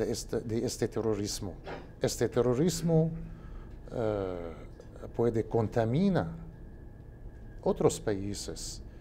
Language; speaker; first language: Spanish; non-native, learner; Arabic